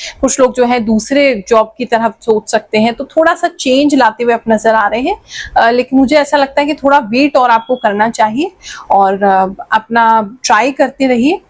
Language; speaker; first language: Hindi; native; Hindi